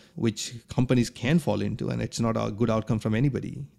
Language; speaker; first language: English; non-native, local second language; Bangla